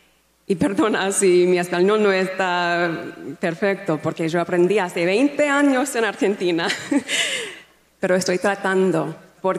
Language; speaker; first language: Spanish; non-native, learner; English